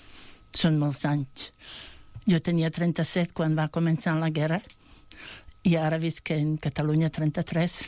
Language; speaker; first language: Catalan; non-native, fluent; Bosnian